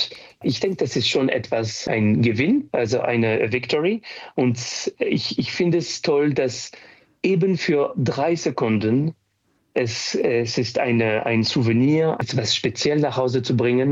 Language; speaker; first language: German; non-native, fluent; French